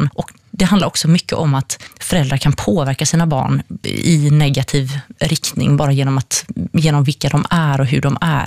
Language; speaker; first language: Swedish; native; Swedish